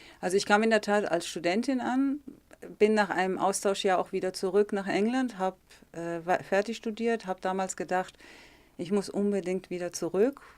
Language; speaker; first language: German; early bilingual, heritage; German